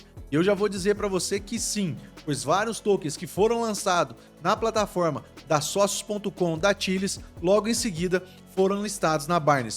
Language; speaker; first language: Portuguese; native; Portuguese